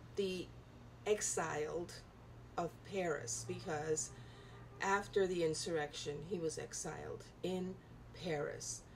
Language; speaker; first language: English; non-native, local second language; Spanish